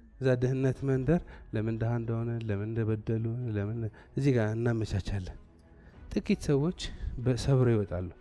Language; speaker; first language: Amharic; non-native, local second language; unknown